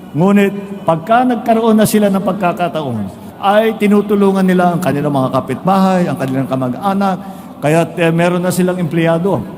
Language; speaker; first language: Filipino; native; Filipino